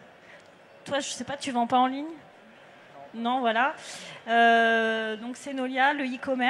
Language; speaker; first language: French; native; French